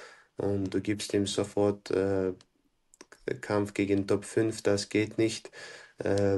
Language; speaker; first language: German; non-native, fluent; Chechen